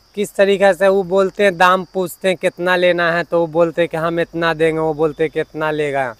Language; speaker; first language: Hindi; native; Hindi